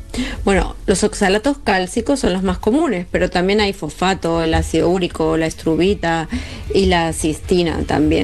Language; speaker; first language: Spanish; native; Spanish